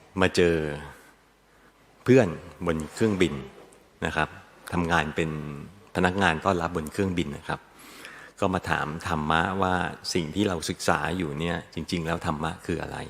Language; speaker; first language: Thai; native; Thai